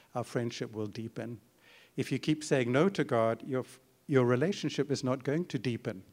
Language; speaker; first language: English; native; English